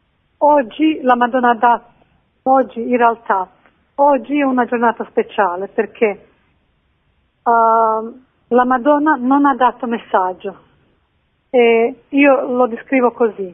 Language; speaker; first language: Italian; non-native, fluent; Croatian